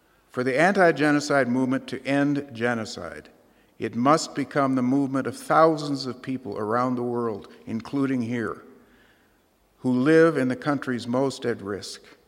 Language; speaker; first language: English; native; English